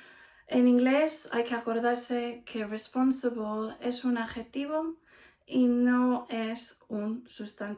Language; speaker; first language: Spanish; non-native, fluent; English